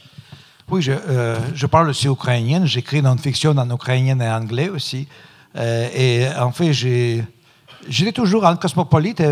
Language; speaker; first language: French; non-native, fluent; Russian